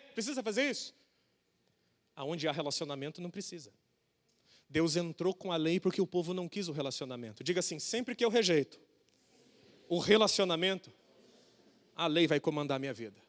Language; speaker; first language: Portuguese; native; Portuguese